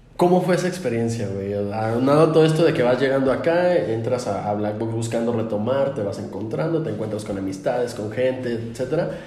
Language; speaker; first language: Spanish; native; Spanish